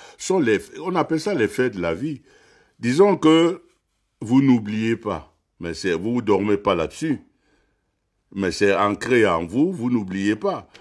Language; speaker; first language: French; non-native, local second language; Duala